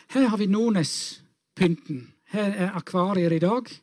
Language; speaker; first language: Norwegian; non-native, fluent; English